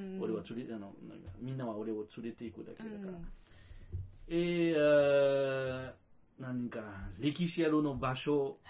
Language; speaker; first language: Japanese; non-native, fluent; French